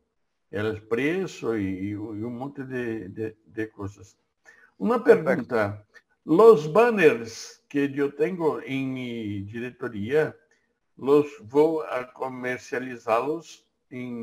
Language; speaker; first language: Spanish; non-native, learner; Portuguese